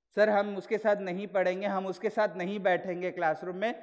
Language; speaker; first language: Hindi; non-native, local second language; Marathi